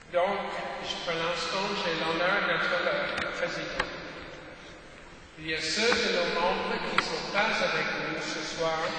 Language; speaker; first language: French; non-native, fluent; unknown